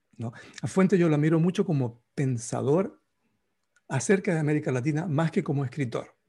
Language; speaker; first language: Spanish; native; Spanish